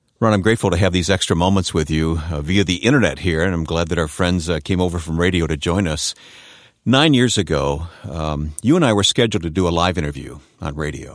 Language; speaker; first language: English; native; English